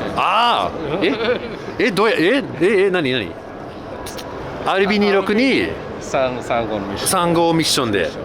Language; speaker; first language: Japanese; non-native, fluent; English